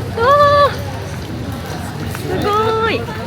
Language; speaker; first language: Japanese; native; Japanese